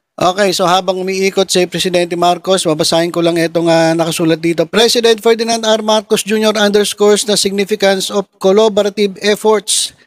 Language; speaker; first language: Filipino; native; Filipino